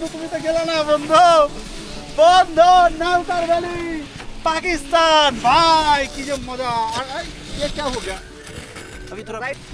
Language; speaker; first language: Hindi; non-native, learner; Bangla